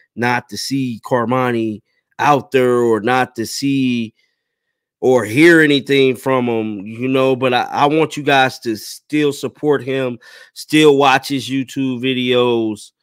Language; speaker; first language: English; native; English